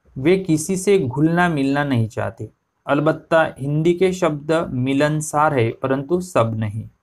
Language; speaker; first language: Hindi; non-native, local second language; Marathi